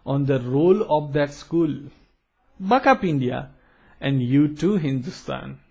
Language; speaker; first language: English; non-native, local second language; Gujarati